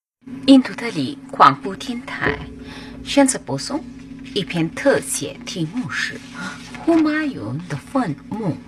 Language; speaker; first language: Chinese; non-native, fluent; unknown